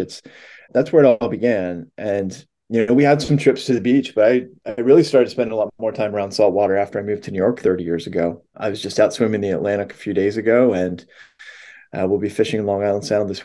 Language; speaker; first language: English; native; English